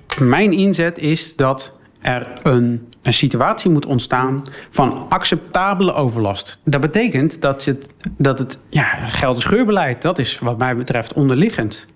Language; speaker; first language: Dutch; early bilingual, other home language; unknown